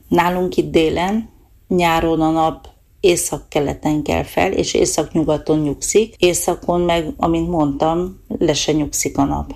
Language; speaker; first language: Hungarian; native; Hungarian